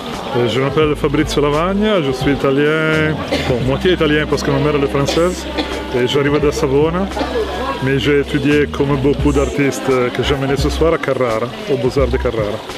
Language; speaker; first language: French; early bilingual, heritage; Italian